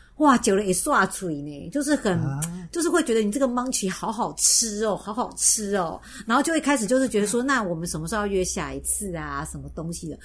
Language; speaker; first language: Chinese; native; Chinese